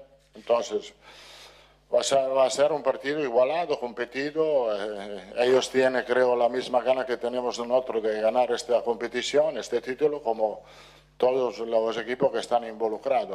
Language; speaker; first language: Spanish; non-native, fluent; Italian